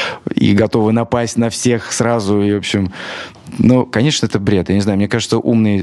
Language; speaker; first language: Russian; native; Russian